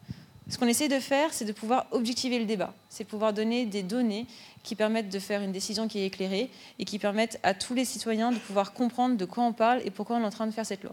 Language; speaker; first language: French; native; French